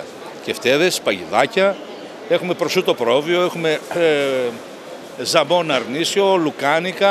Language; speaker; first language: Greek; native; Greek